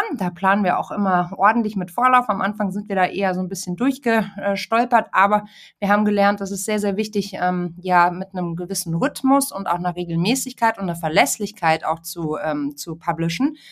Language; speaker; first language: German; native; German